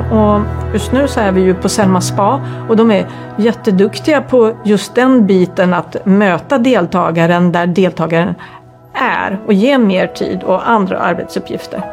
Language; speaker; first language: Swedish; native; Swedish